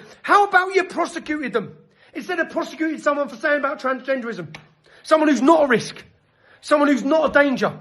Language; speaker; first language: English; native; English